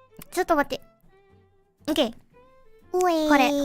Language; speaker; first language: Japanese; non-native, learner; Indonesian